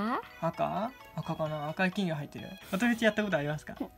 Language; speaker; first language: Japanese; native; Japanese